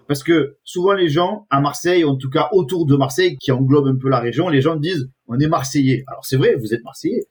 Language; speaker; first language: French; native; French